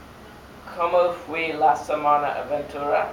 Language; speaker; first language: Spanish; non-native, learner; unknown